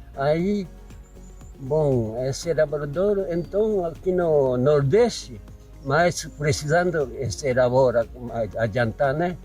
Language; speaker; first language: Portuguese; non-native, learner; Japanese